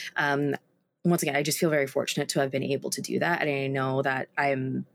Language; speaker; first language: English; native; English